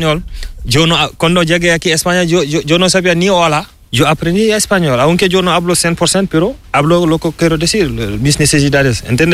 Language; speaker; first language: Spanish; non-native, learner; Fula